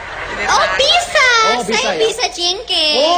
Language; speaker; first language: Indonesian; non-native, fluent; English